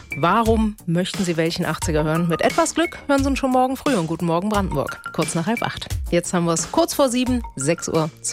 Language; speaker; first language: German; native; German